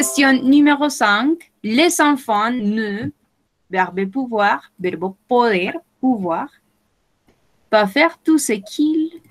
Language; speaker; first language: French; non-native, fluent; Spanish